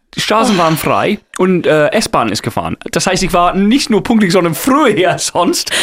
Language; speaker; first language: German; non-native, fluent; English